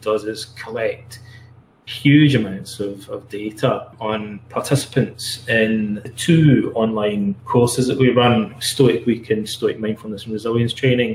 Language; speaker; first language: English; native; English